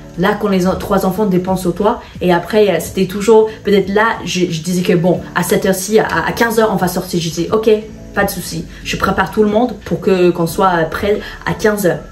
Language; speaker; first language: French; non-native, fluent; English